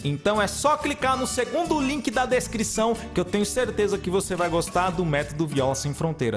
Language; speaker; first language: Portuguese; native; Portuguese